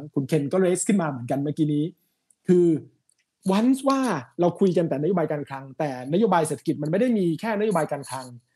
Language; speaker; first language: Thai; native; Thai